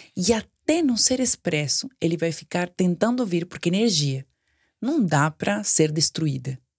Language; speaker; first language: Portuguese; non-native, fluent; Spanish